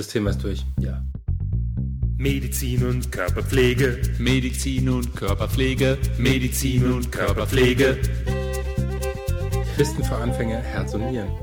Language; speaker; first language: German; native; German